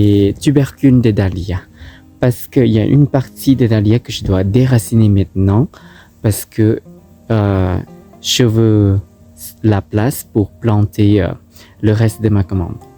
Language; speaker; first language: French; non-native, learner; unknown